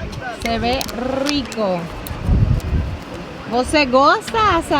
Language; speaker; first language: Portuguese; non-native, learner; Spanish